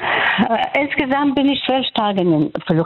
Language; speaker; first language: German; non-native, fluent; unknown